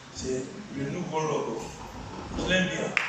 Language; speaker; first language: French; non-native, local second language; Arabic